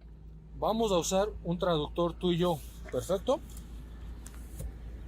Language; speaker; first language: Spanish; native; Spanish